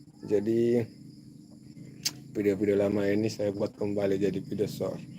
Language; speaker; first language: Indonesian; native; Indonesian